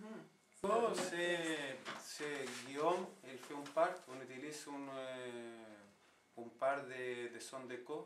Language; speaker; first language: French; non-native, fluent; Spanish